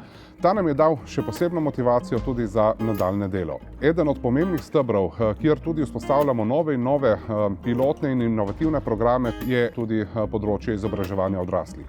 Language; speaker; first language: Slovenian; native; Slovenian